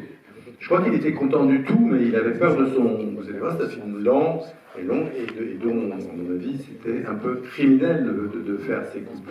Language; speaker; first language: French; native; French